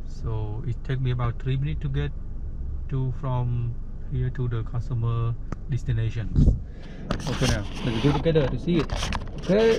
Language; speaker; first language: English; non-native, learner; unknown